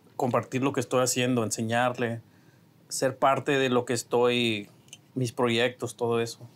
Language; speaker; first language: Spanish; native; Spanish